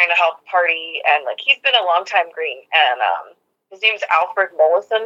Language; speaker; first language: English; native; English